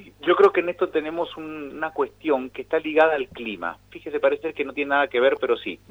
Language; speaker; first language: Spanish; native; Spanish